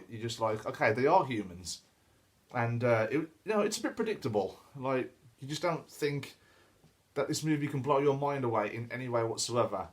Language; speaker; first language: English; native; English